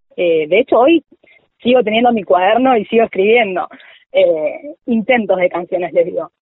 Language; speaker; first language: Spanish; native; Spanish